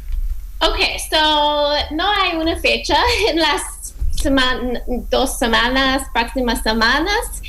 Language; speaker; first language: Spanish; non-native, fluent; English